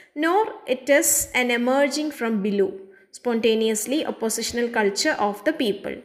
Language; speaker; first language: English; non-native, local second language; Malayalam